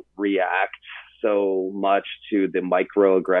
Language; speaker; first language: English; native; English